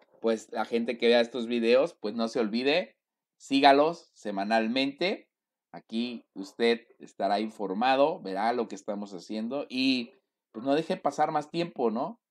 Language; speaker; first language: Spanish; native; Spanish